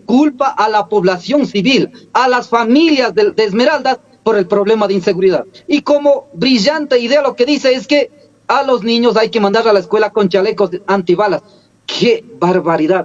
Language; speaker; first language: Spanish; native; Spanish